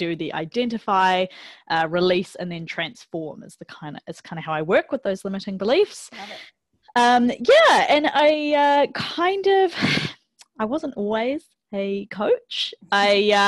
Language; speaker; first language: English; native; English